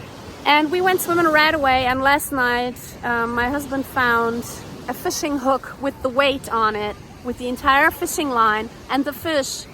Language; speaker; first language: English; non-native, fluent; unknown